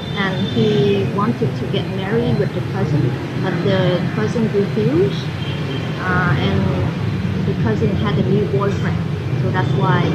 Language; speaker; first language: English; non-native, fluent; Vietnamese